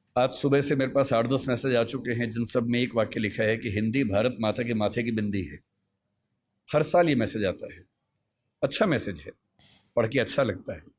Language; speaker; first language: Hindi; native; Hindi